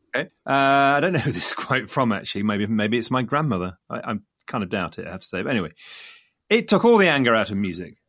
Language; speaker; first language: English; native; English